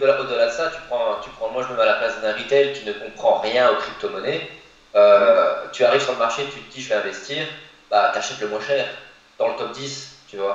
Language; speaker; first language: French; native; French